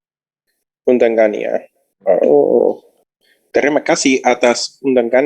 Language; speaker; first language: Indonesian; non-native, learner; English